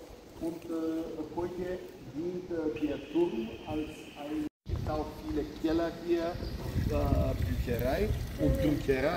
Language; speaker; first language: German; non-native, fluent; Bulgarian